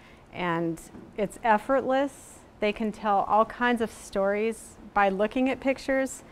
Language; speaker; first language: English; native; English